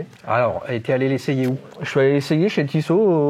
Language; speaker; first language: French; native; French